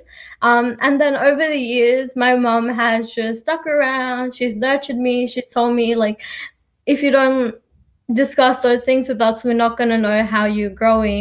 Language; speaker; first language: English; early bilingual, other home language; Nepali